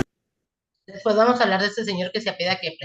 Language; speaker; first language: Spanish; native; Spanish